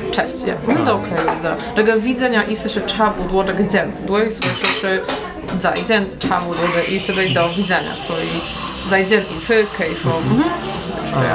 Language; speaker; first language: Chinese; non-native, learner; Polish